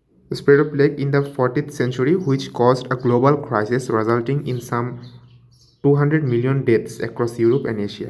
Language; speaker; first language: English; non-native, local second language; Bangla